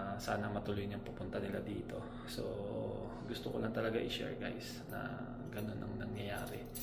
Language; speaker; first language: Filipino; native; Filipino